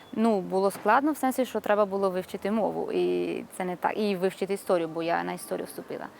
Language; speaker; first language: Ukrainian; non-native, learner; Italian